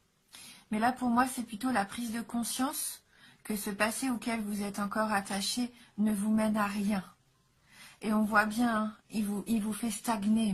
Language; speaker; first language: French; native; French